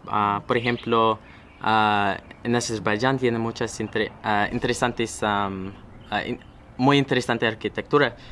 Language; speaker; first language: Spanish; non-native, learner; English